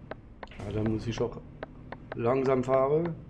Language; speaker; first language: German; non-native, learner; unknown